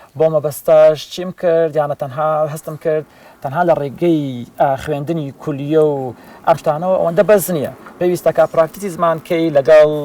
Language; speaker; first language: Central Kurdish; non-native, local second language; Gurani